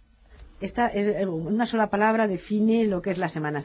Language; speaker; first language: Spanish; native; Spanish